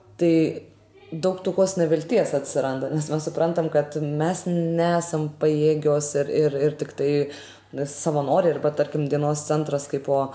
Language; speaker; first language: Lithuanian; native; Lithuanian